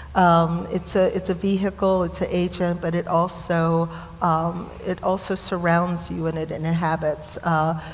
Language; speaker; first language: English; native; English